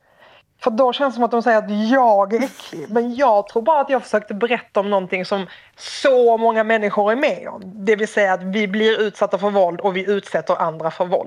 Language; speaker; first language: Swedish; native; Swedish